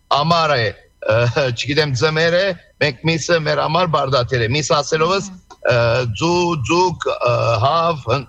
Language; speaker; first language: Armenian; native; Armenian